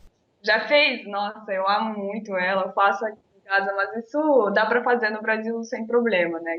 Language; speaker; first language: Portuguese; non-native, fluent; Russian